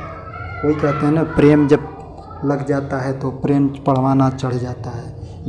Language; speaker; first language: Hindi; native; Hindi